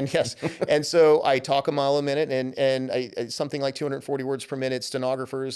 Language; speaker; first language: English; native; English